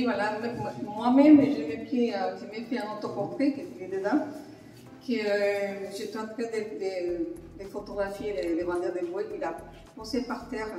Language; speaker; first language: French; non-native, fluent; Spanish